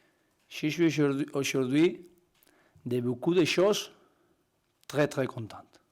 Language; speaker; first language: French; non-native, learner; Spanish